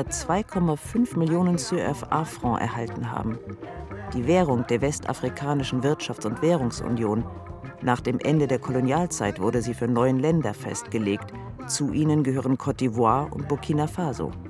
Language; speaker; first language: German; native; German